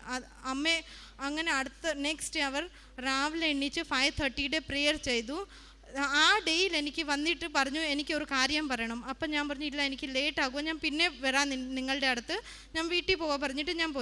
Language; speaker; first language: Malayalam; early bilingual, heritage; Malayalam